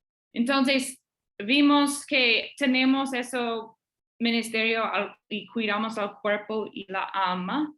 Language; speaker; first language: Spanish; non-native, fluent; English